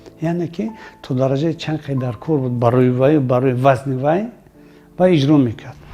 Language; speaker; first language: Tajik; native; Tajik